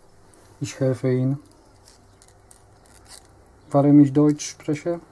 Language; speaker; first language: German; non-native, learner; Polish